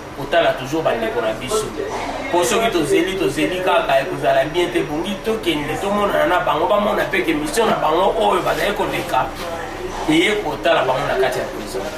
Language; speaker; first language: Lingala; native; Lingala